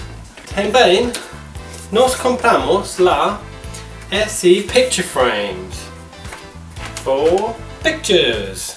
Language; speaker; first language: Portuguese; non-native, learner; English